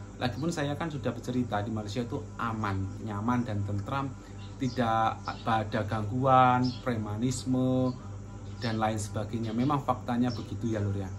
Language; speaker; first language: Indonesian; non-native, local second language; Javanese